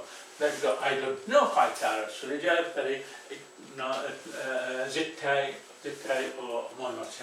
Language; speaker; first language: Japanese; non-native, fluent; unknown